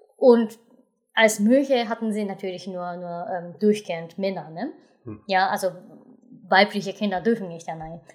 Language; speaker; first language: German; non-native, fluent; Japanese